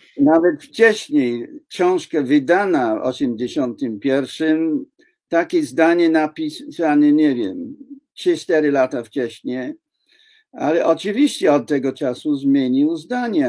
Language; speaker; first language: Polish; non-native, fluent; English